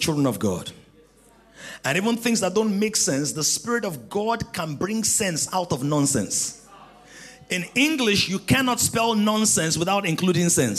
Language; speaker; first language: English; non-native, local second language; Yoruba